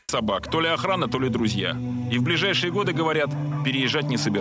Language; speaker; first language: Russian; native; Russian